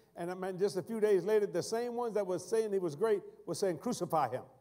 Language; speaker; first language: English; native; English